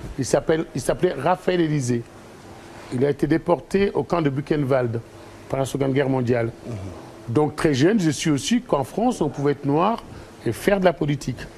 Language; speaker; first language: French; early bilingual, other home language; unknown